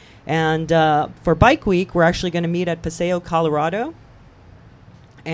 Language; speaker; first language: English; native; English